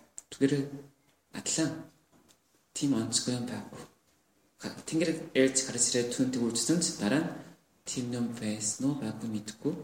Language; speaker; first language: Mongolian; non-native, learner; Korean